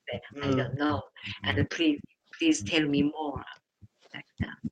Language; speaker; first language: English; non-native, learner; Japanese